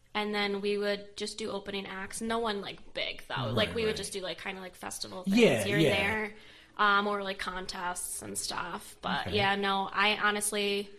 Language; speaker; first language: English; native; English